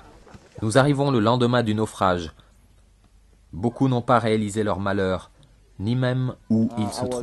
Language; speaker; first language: French; native; French